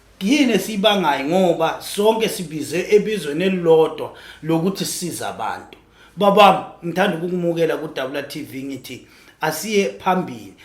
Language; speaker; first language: Zulu; native; Zulu